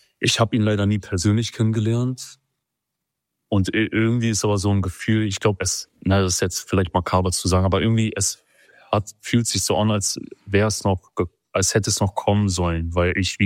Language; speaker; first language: German; early bilingual, other home language; Kurdish